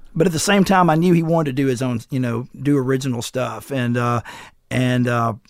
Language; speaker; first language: English; native; English